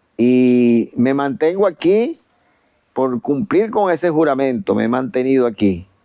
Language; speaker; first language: Spanish; native; Spanish